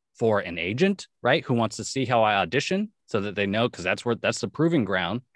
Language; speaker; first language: English; native; English